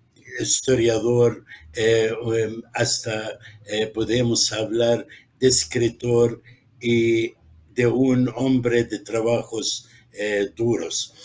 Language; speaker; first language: Spanish; non-native, fluent; Arabic